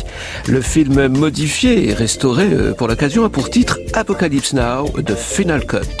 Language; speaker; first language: French; native; French